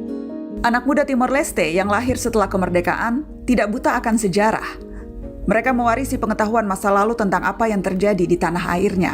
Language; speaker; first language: Indonesian; native; Indonesian